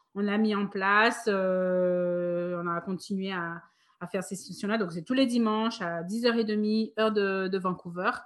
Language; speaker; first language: French; native; French